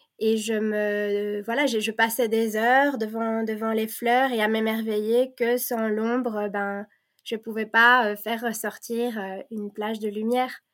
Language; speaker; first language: French; native; French